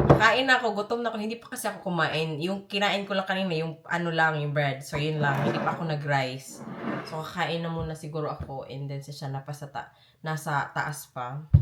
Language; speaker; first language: Filipino; non-native, local second language; Cebuano